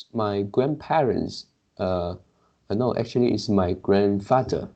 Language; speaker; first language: English; non-native, local second language; Chinese